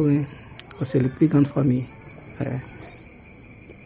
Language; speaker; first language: French; non-native, local second language; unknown